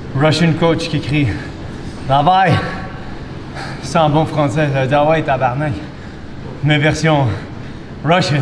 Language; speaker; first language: French; native; French